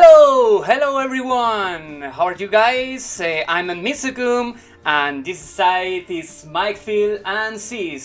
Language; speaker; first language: English; non-native, learner; Spanish